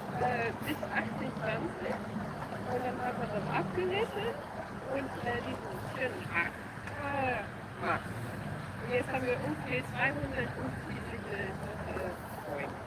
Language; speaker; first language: German; non-native, learner; Dutch